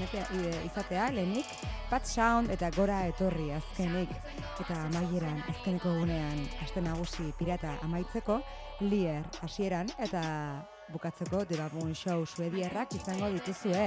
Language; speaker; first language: Basque; native; Basque